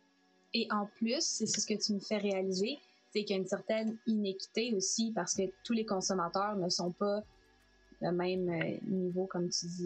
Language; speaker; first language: French; native; French